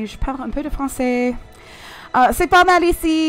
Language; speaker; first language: French; non-native, learner; English